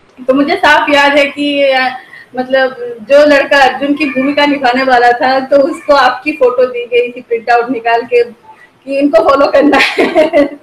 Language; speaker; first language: Hindi; non-native, local second language; Bangla